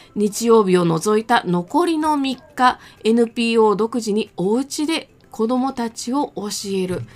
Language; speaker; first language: Japanese; native; Japanese